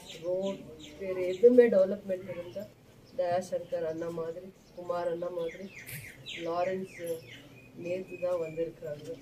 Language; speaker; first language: Tamil; non-native, local second language; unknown